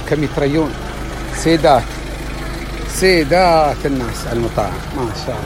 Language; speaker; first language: Arabic; native; Arabic